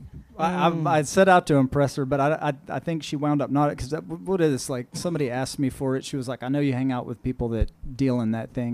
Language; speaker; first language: English; native; English